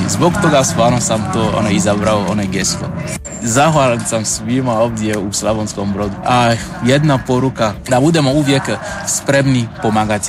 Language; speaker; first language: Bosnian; non-native, fluent; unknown